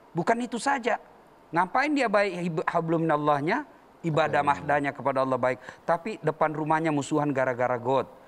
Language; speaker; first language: Indonesian; native; Indonesian